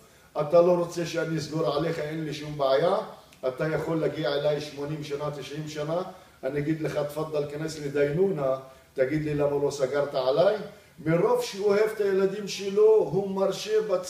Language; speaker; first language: Hebrew; non-native, local second language; Arabic